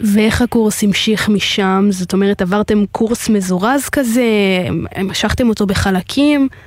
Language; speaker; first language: Hebrew; native; Hebrew